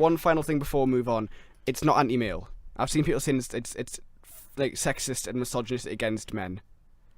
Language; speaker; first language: English; native; English